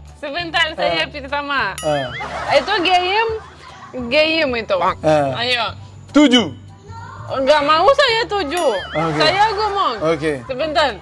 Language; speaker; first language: Indonesian; non-native, learner; Russian